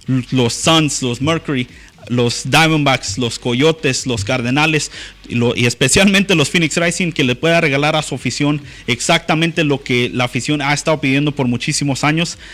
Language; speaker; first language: Spanish; early bilingual, heritage; Spanish